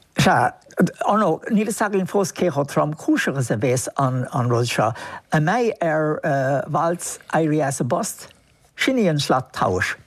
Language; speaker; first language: Irish; native; Irish